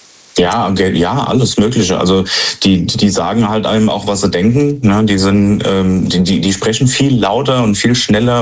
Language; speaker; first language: German; native; German